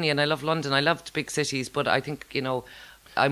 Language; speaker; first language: English; native; English